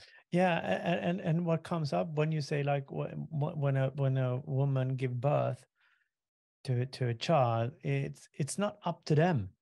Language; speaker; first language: English; non-native, fluent; Swedish